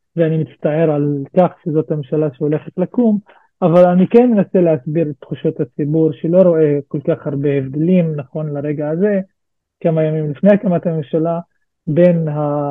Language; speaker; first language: Hebrew; non-native, local second language; Arabic